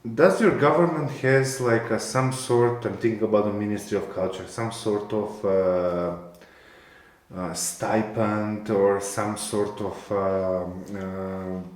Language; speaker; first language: English; non-native, fluent; Macedonian